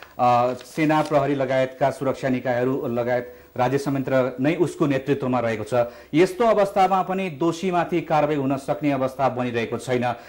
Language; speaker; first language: Nepali; native; Nepali